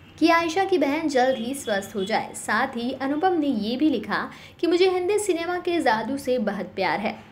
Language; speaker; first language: Hindi; native; Hindi